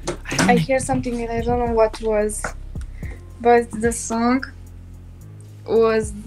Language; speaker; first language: English; non-native, learner; Romanian